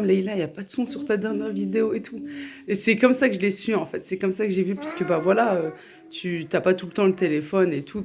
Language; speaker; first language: French; native; French